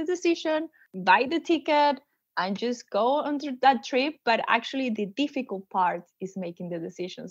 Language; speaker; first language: English; non-native, fluent; Spanish